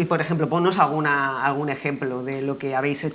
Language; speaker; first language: Spanish; native; Spanish